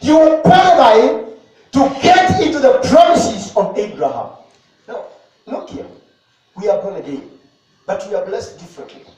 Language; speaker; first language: English; non-native, local second language; Swahili